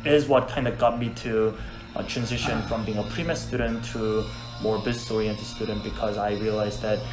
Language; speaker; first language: English; non-native, fluent; Korean